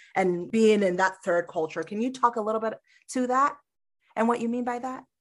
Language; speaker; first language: English; early bilingual, other home language; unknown